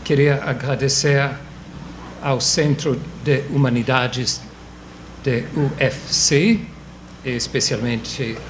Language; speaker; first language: Portuguese; non-native, fluent; English